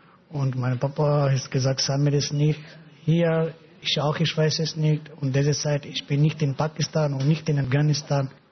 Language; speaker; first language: German; non-native, learner; Pashto